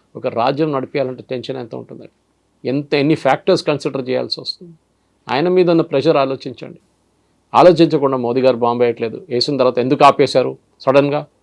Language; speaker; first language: Telugu; non-native, fluent; Malayalam